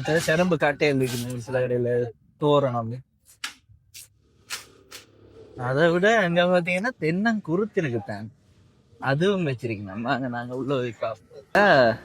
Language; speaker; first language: Tamil; native; Tamil